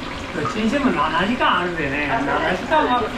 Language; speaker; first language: Japanese; native; Japanese